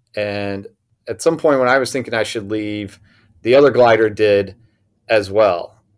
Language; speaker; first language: English; native; English